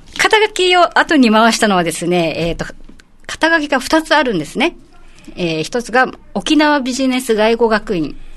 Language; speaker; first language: Japanese; native; Japanese